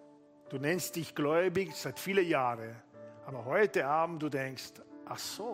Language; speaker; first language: German; non-native, fluent; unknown